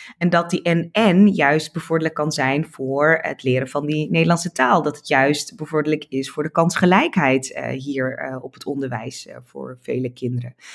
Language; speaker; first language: Dutch; early bilingual, other home language; Tigrinya